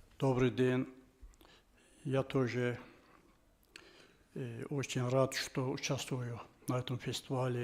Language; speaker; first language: Russian; non-native, fluent; Azerbaijani